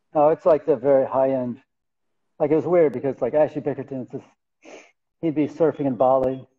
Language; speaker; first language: English; native; English